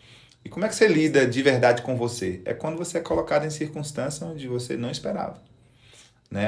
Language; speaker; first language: Portuguese; native; Portuguese